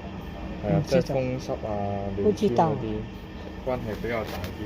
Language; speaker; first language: Cantonese; native; Cantonese